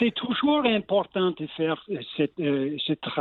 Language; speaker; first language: French; non-native, local second language; English